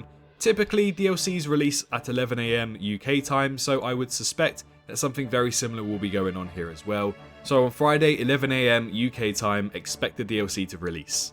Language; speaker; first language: English; native; English